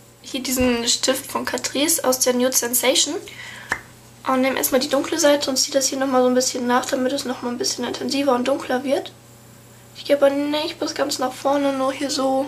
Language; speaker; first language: German; native; German